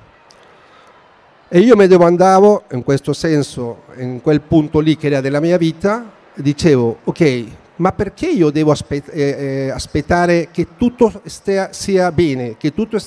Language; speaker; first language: Italian; non-native, fluent; Spanish